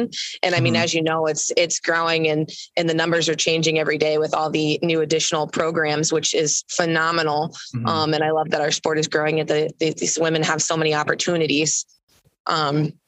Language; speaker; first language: English; native; English